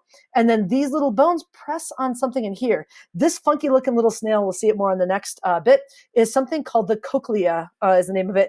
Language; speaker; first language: English; native; English